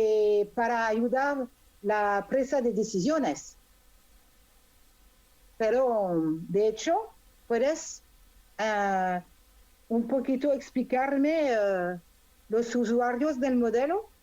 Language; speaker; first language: Spanish; non-native, fluent; French